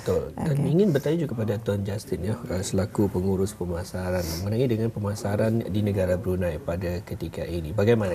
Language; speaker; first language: Malay; native; Malay